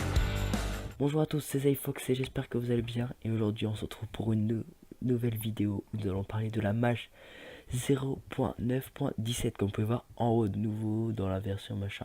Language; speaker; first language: French; native; French